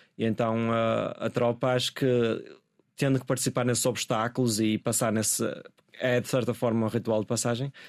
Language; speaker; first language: Portuguese; native; Portuguese